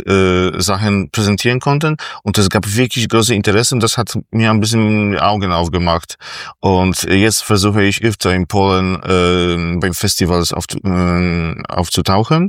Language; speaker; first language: German; non-native, fluent; Polish